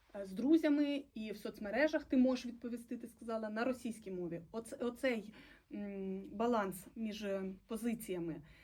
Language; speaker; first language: Ukrainian; native; Ukrainian